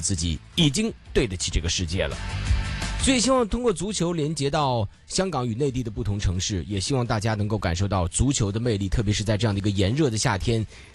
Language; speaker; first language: Chinese; native; Chinese